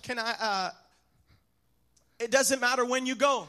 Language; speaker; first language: English; native; English